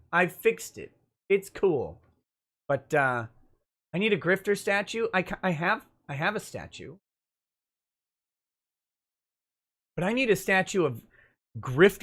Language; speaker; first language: English; native; English